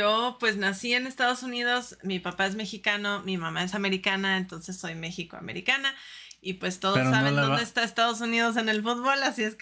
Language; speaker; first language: Spanish; early bilingual, heritage; Spanish